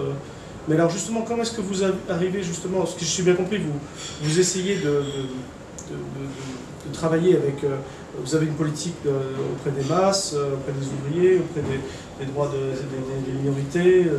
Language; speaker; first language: French; native; French